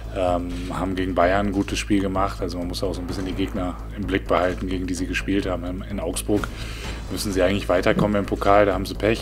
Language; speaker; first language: German; native; German